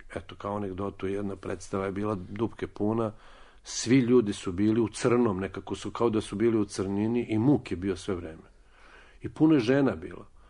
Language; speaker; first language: Serbian; native; Serbian